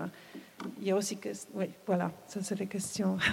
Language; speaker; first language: French; non-native, fluent; Polish